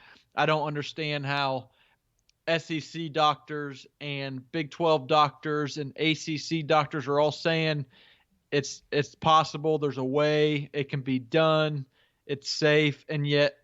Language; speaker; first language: English; native; English